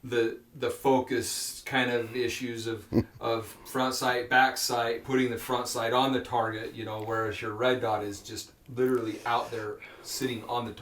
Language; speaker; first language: English; native; English